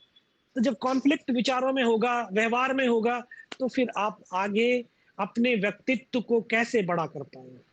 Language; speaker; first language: Hindi; native; Hindi